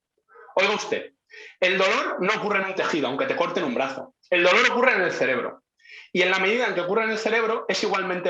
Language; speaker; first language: Spanish; native; Spanish